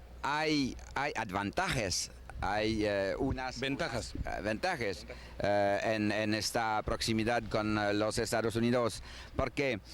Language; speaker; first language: Spanish; non-native, learner; French